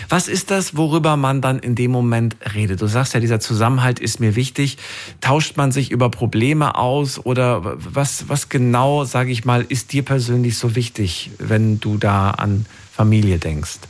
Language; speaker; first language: German; native; German